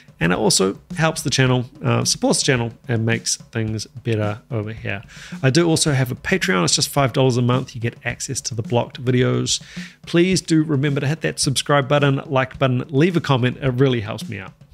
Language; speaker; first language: English; native; English